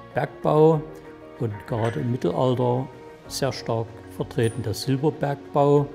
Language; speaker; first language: German; native; German